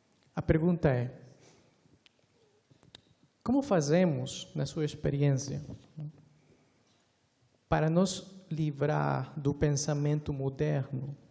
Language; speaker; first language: Portuguese; non-native, fluent; Spanish